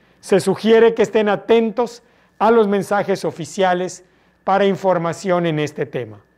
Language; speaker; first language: Spanish; native; Spanish